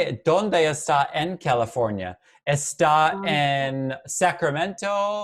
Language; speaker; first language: Spanish; non-native, fluent; English